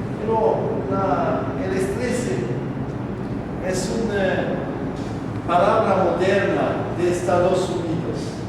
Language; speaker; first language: Spanish; non-native, learner; French